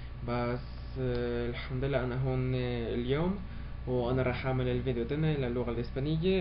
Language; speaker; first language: Arabic; early bilingual, heritage; Arabic